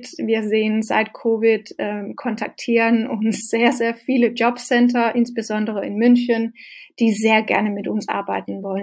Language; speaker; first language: German; non-native, fluent; Danish